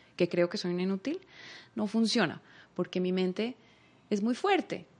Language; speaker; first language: Spanish; native; Spanish